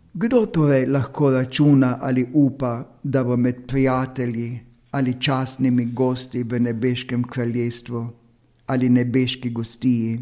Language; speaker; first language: Slovenian; native; Slovenian